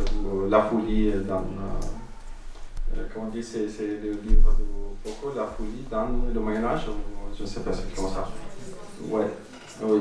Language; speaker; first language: French; non-native, learner; Arabic